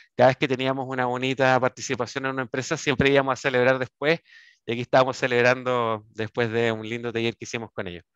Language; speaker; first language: Spanish; native; Spanish